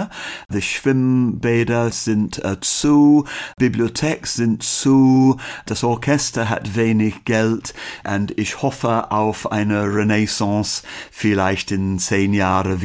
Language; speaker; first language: German; non-native, learner; English